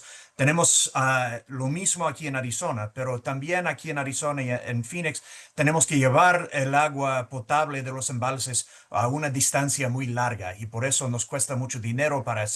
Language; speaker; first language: Spanish; early bilingual, heritage; Spanish